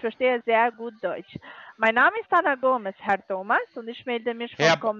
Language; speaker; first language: German; non-native, learner; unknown